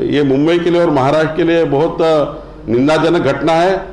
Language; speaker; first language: Hindi; non-native, local second language; Marathi